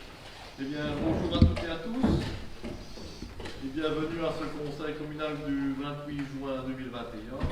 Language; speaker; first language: French; native; French